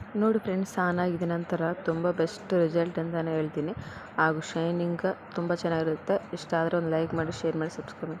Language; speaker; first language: Kannada; native; Kannada